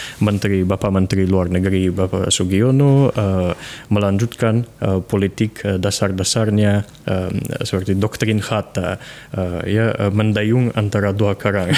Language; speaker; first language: Indonesian; non-native, fluent; Russian